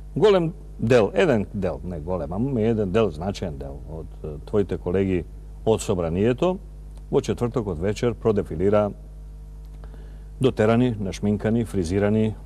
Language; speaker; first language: Macedonian; native; Macedonian